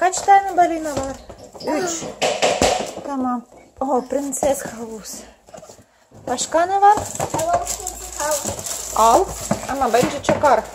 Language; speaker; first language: Turkish; non-native, learner; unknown